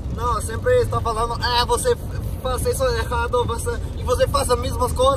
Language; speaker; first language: Portuguese; non-native, learner; English